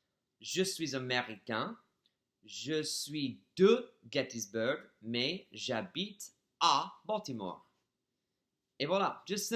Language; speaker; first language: French; non-native, fluent; English